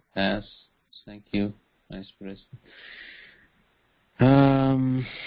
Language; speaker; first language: English; non-native, learner; Persian